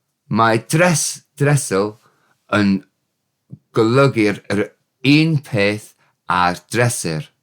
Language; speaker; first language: Welsh; non-native, learner; English